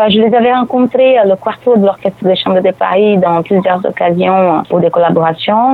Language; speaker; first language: French; non-native, fluent; Portuguese